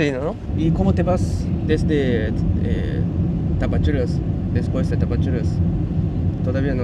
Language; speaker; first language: Spanish; non-native, learner; Japanese